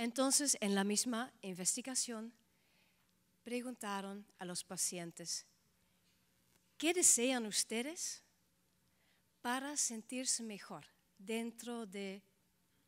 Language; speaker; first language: Spanish; non-native, fluent; Dutch